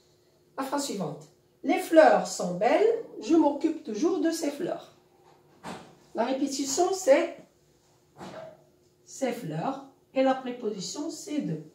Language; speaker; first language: French; non-native, local second language; Arabic